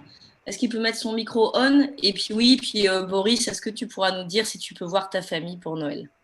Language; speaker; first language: French; native; French